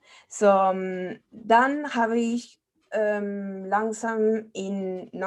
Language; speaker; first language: German; non-native, fluent; Spanish